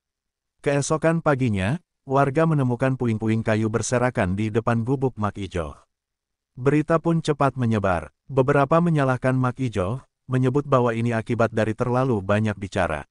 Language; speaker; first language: Indonesian; native; Indonesian